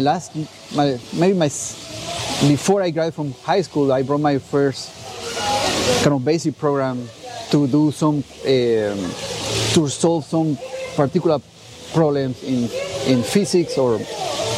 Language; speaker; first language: English; non-native, fluent; Spanish